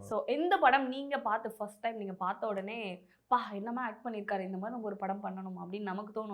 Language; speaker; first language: Tamil; native; Tamil